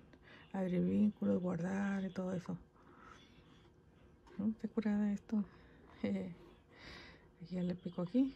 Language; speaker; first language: Spanish; native; Spanish